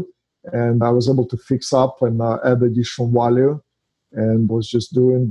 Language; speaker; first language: English; non-native, fluent; Russian